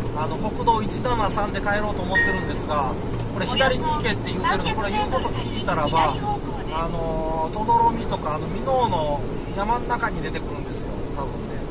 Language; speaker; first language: Japanese; native; Japanese